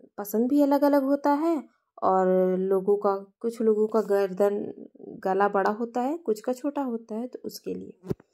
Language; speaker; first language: Hindi; native; Hindi